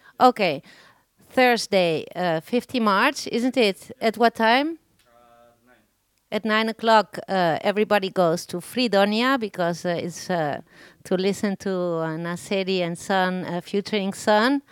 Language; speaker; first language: English; non-native, learner; Spanish